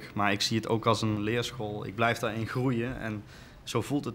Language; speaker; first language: Dutch; native; Dutch